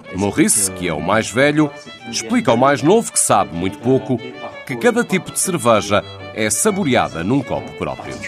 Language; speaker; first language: Portuguese; non-native, fluent; French